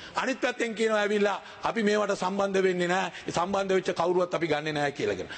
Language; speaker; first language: Sinhala; non-native, local second language; Tamil